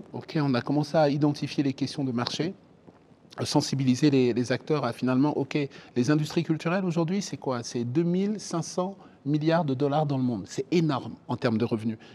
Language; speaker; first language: French; early bilingual, other home language; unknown